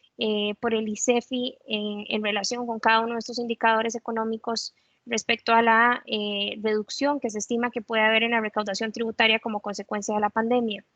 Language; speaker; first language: Spanish; native; Spanish